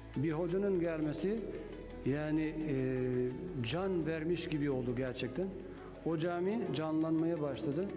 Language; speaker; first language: Turkish; non-native, fluent; Albanian